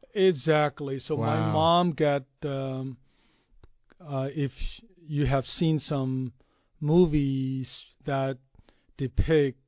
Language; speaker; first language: English; non-native, fluent; Chinese